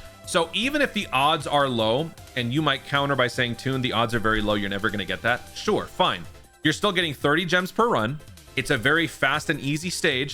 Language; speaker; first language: English; native; English